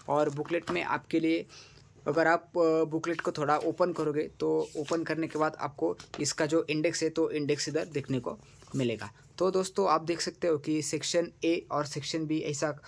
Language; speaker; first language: Hindi; non-native, local second language; Marathi